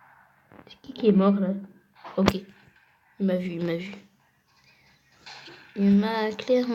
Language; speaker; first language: French; native; French